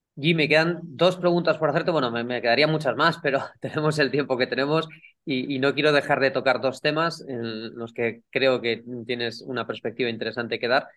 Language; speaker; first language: Spanish; native; Spanish